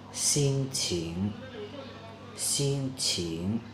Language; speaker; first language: Chinese; non-native, fluent; Lao